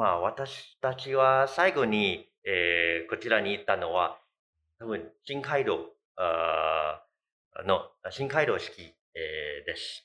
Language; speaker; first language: Japanese; non-native, fluent; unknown